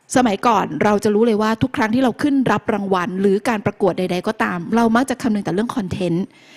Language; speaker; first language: Thai; native; Thai